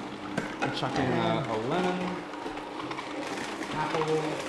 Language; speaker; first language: English; native; English